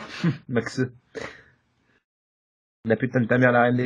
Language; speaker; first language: French; native; French